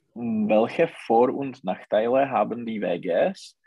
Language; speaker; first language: German; non-native, learner; Czech